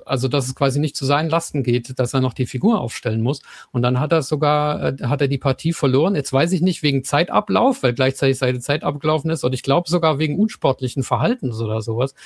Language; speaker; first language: German; native; German